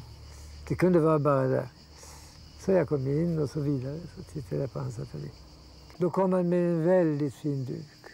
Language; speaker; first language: Swedish; early bilingual, heritage; Swedish